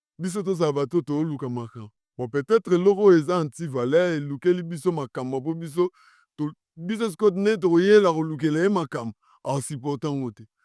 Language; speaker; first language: Lingala; non-native, local second language; Kongo